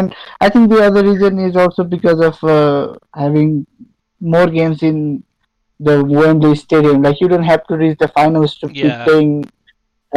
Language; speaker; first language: English; non-native, local second language; Nepali